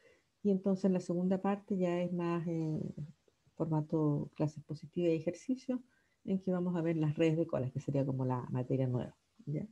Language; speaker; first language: Spanish; native; Spanish